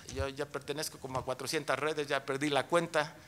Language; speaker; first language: Spanish; native; Spanish